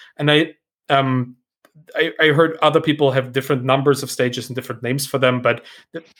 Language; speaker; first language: English; non-native, fluent; German